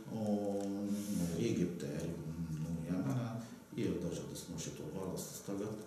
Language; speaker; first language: Latvian; non-native, learner; Arabic